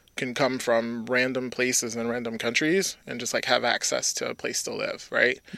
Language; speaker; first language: English; early bilingual, other home language; French